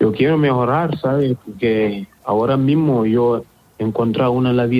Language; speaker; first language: Spanish; non-native, fluent; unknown